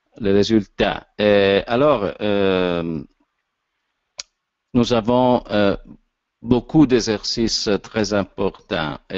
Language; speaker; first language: French; non-native, learner; Italian